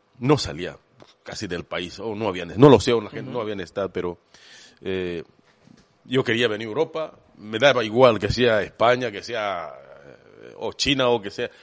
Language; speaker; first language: Spanish; non-native, fluent; Swahili